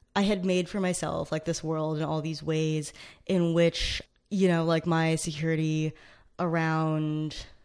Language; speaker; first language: English; native; English